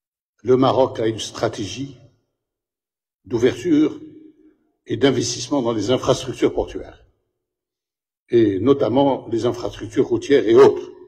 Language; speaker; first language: French; non-native, local second language; Arabic